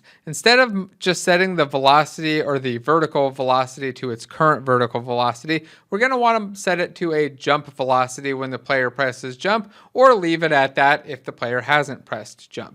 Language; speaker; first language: English; native; English